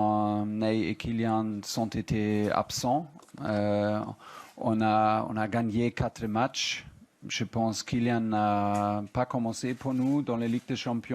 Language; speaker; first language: French; non-native, fluent; German